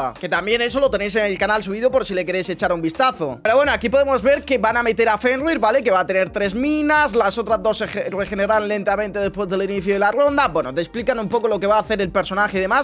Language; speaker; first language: Spanish; native; Spanish